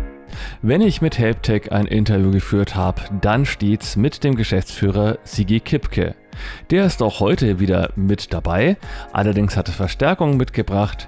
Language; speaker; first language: German; native; German